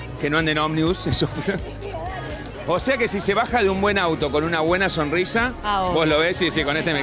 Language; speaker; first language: Spanish; native; Spanish